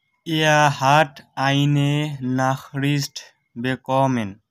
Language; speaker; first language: German; non-native, fluent; Bangla